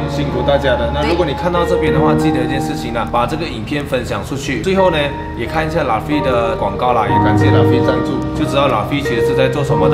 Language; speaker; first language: Chinese; native; Chinese